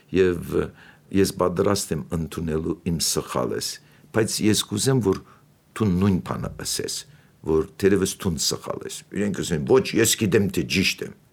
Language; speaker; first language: Armenian; native; Armenian